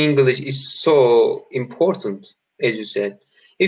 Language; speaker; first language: English; non-native, learner; Turkish